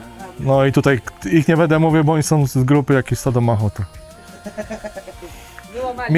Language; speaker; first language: Polish; native; Polish